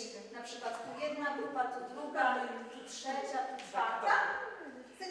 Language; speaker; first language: Polish; native; Polish